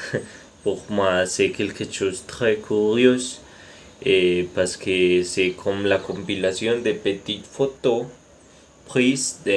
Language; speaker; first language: French; non-native, learner; Spanish